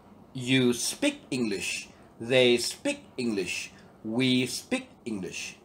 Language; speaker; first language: English; non-native, learner; Indonesian